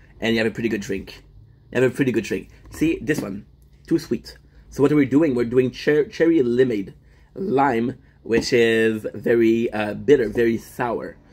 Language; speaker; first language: English; non-native, fluent; French